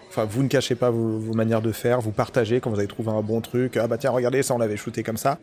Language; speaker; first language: French; native; French